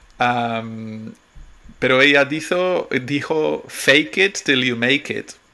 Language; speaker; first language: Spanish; non-native, fluent; Polish